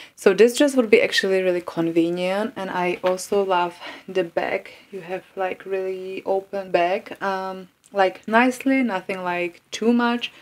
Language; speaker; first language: English; non-native, fluent; Czech